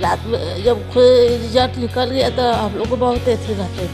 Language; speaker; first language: Hindi; non-native, local second language; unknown